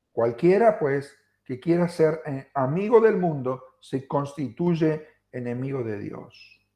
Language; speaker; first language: Spanish; native; Spanish